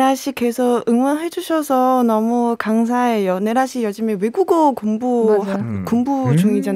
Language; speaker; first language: Korean; non-native, learner; Chinese